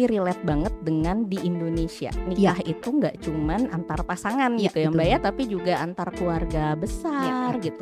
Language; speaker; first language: Indonesian; native; Indonesian